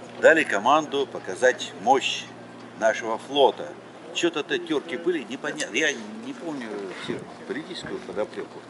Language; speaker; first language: Russian; native; Russian